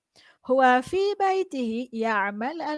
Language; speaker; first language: Arabic; non-native, fluent; Malay